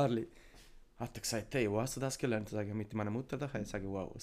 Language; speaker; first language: German; non-native, learner; Italian